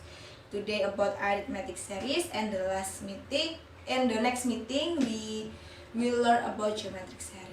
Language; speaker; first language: English; non-native, learner; Indonesian